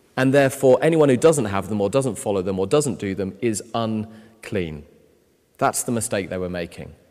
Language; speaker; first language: English; native; English